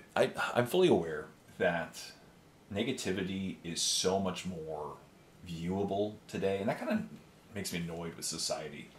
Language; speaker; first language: English; native; English